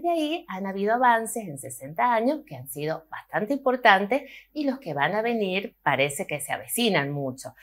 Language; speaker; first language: Spanish; native; Spanish